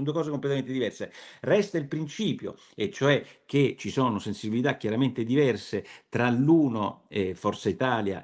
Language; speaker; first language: Italian; native; Italian